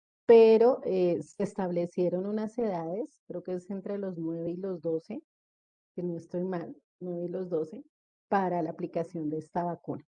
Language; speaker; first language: Spanish; native; Spanish